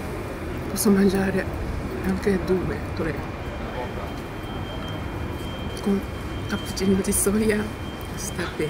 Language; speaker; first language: Italian; non-native, learner; Japanese